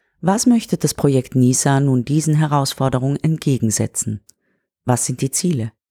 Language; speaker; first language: German; native; German